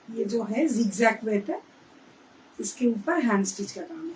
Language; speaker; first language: Hindi; non-native, local second language; Bangla